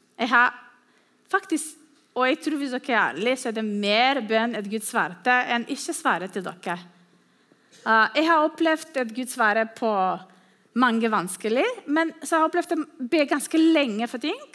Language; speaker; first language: Norwegian; non-native, fluent; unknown